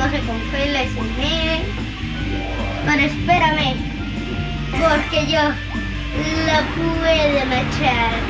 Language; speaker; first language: Spanish; native; Spanish